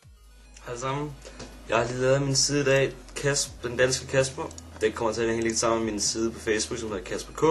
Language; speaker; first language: Danish; native; Danish